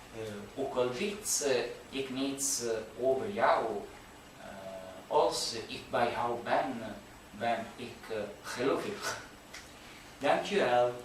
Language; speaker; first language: Dutch; non-native, learner; Italian